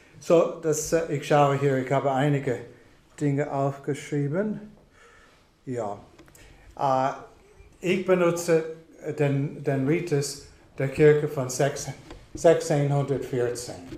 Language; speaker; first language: German; non-native, fluent; English